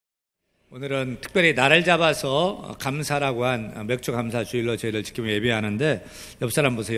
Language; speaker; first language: Korean; native; Korean